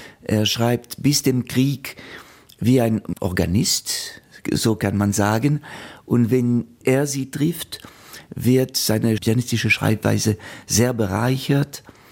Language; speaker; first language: German; non-native, fluent; French